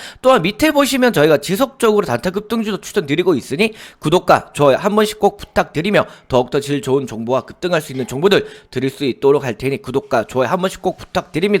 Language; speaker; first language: Korean; native; Korean